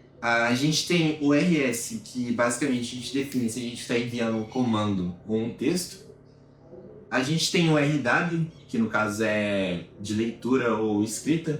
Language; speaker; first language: Portuguese; native; Portuguese